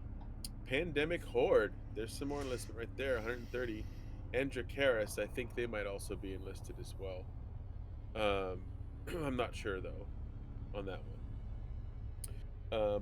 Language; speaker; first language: English; native; English